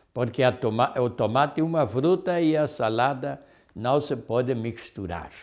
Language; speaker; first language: Portuguese; non-native, fluent; German